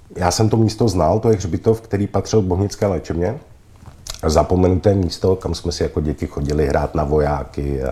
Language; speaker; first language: Czech; native; Czech